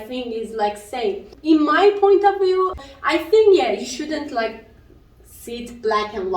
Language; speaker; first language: English; non-native, local second language; Persian